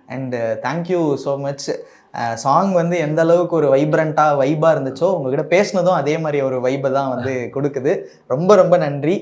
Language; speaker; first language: Tamil; native; Tamil